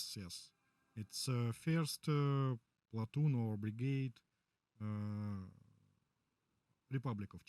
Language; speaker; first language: English; non-native, learner; Russian